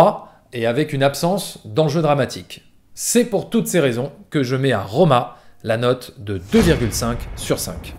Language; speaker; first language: French; native; French